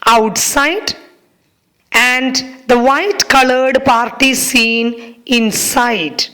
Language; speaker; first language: English; non-native, local second language; Malayalam